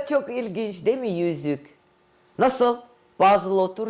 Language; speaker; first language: Turkish; non-native, fluent; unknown